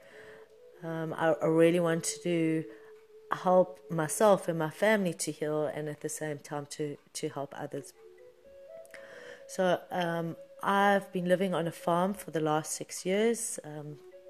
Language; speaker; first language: English; native; English